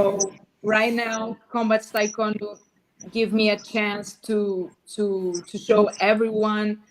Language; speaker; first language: English; non-native, learner; Portuguese